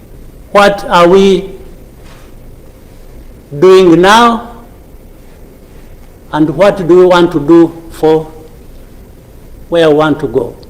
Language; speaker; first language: English; non-native, local second language; Kinyarwanda